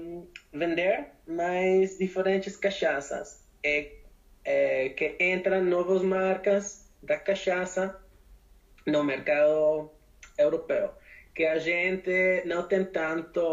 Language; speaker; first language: Portuguese; non-native, learner; Spanish